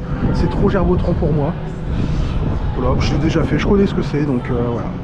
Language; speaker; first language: French; native; French